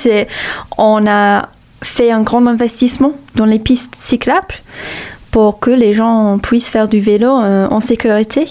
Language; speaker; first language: French; non-native, fluent; English